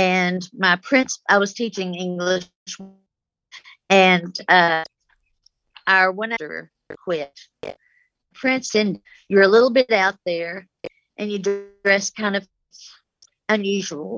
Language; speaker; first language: English; early bilingual, other home language; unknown